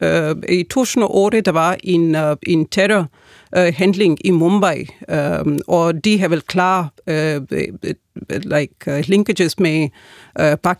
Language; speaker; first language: Danish; non-native, fluent; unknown